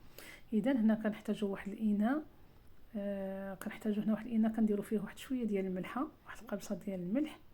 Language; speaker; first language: Arabic; native; Arabic